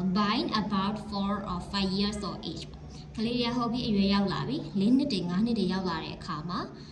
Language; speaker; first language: Burmese; native; Burmese